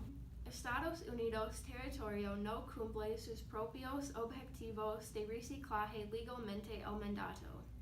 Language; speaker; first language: Spanish; non-native, learner; English